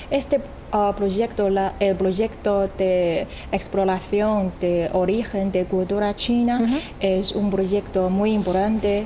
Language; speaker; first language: Spanish; non-native, fluent; Chinese